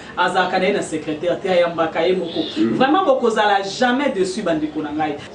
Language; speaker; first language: Lingala; native; Lingala